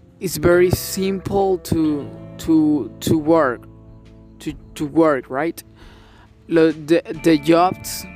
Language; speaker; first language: English; non-native, learner; Spanish